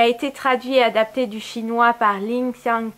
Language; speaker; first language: French; native; French